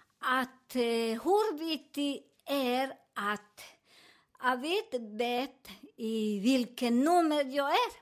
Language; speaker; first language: Swedish; non-native, learner; Spanish